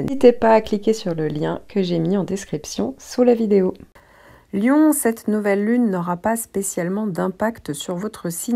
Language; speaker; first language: French; native; French